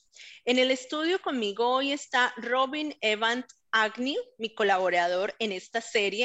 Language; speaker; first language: Spanish; native; Spanish